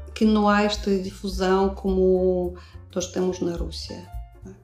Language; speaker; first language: Portuguese; non-native, fluent; Russian